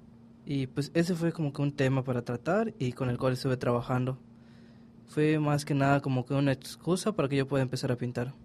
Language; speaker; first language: Spanish; native; Spanish